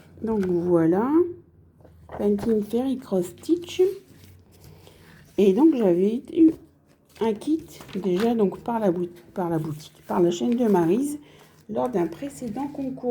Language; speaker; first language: French; native; French